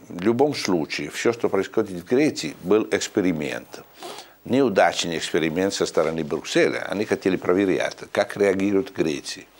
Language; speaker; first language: Russian; non-native, fluent; Italian